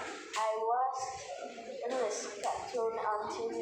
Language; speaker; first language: English; non-native, learner; Vietnamese